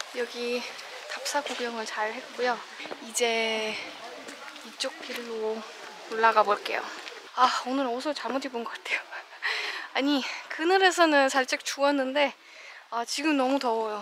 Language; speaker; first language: Korean; non-native, fluent; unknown